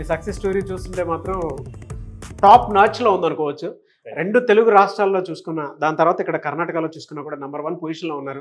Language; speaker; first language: Telugu; native; Telugu